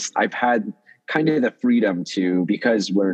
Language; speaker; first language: English; early bilingual, other home language; Russian